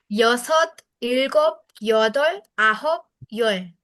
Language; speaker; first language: Korean; non-native, fluent; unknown